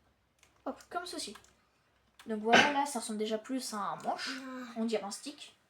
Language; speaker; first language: French; native; French